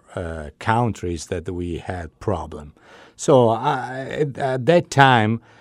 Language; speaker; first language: English; non-native, fluent; Italian